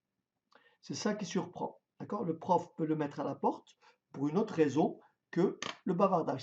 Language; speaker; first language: French; native; French